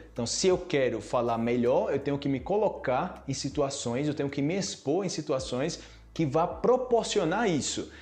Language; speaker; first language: Portuguese; native; Portuguese